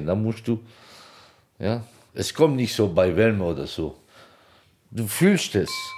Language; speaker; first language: German; non-native, local second language; Turkish